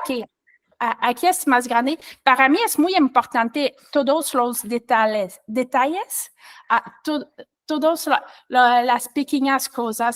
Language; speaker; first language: Spanish; non-native, learner; French